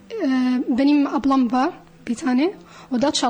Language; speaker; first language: Turkish; non-native, fluent; Arabic